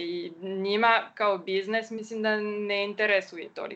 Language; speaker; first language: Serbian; non-native, learner; French